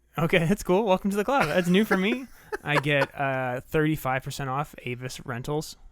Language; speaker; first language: English; native; English